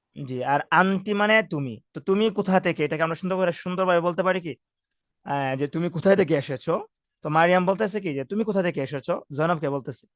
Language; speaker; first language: Bangla; native; Bangla